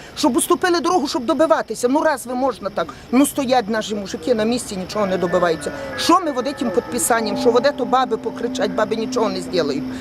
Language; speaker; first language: Ukrainian; native; Ukrainian